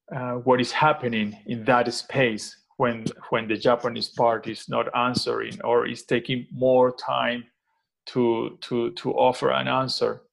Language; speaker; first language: English; non-native, fluent; Spanish